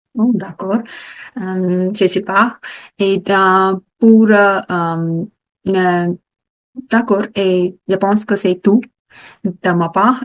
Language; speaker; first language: French; non-native, learner; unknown